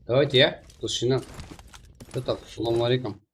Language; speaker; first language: Russian; non-native, local second language; Kazakh